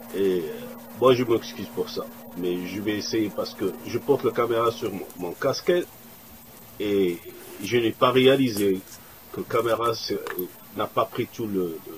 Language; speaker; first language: French; non-native, local second language; Arabic